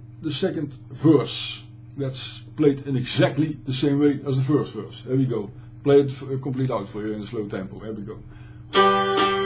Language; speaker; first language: English; non-native, fluent; Dutch